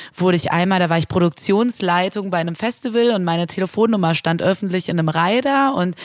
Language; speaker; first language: German; native; German